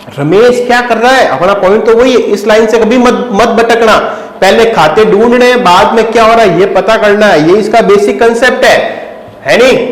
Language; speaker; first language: Hindi; native; Hindi